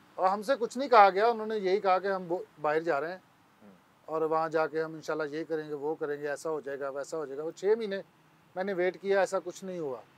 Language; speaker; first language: Urdu; non-native, local second language; Punjabi